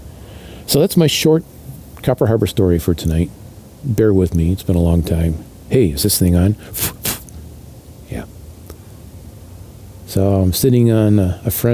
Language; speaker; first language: English; native; English